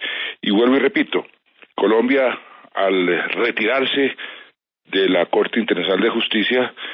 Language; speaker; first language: Spanish; native; Spanish